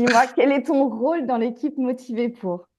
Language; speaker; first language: French; native; French